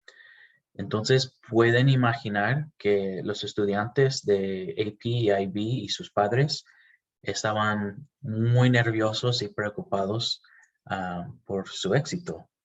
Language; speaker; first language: Spanish; non-native, fluent; English